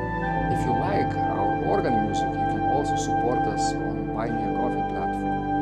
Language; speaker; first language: English; non-native, fluent; Lithuanian